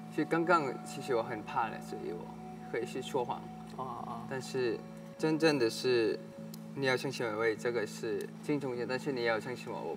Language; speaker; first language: Chinese; non-native, learner; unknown